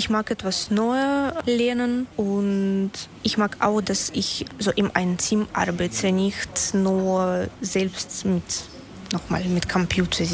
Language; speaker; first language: German; non-native, learner; Russian